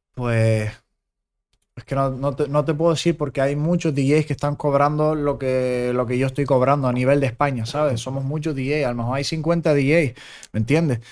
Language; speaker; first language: Spanish; early bilingual, other home language; German